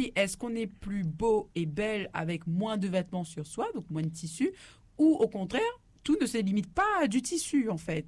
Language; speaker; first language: French; native; French